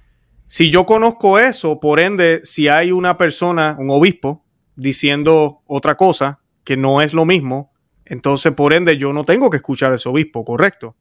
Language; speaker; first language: Spanish; native; Spanish